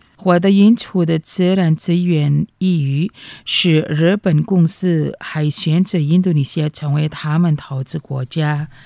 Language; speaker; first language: Chinese; non-native, fluent; Indonesian